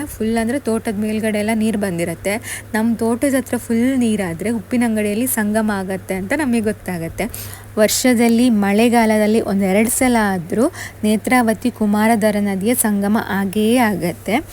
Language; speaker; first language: Kannada; non-native, local second language; Tulu